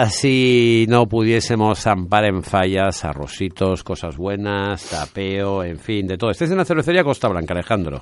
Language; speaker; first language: Spanish; native; Spanish